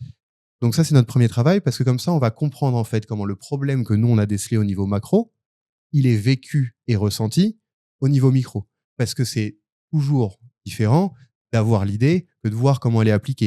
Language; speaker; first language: French; native; French